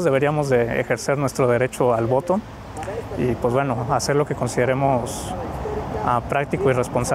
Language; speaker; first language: Spanish; native; Spanish